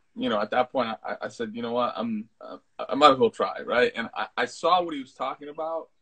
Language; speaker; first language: English; early bilingual, other home language; Italian